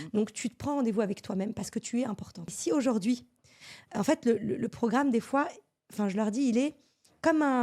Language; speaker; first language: French; native; French